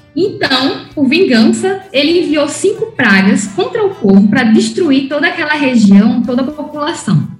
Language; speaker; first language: Portuguese; early bilingual, heritage; Spanish